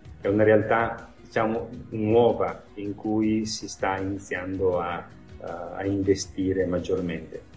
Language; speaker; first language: Italian; native; Italian